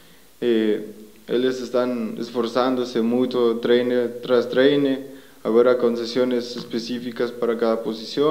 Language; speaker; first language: Portuguese; non-native, learner; Spanish